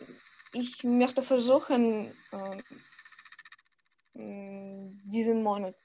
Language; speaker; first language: German; non-native, learner; Russian